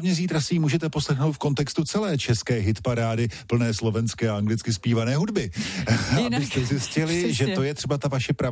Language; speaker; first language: Czech; native; Czech